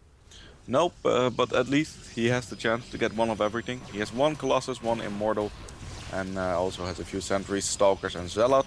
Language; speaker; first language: English; non-native, fluent; Dutch